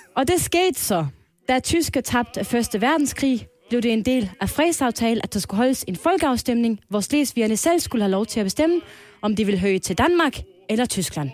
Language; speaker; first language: Danish; native; Danish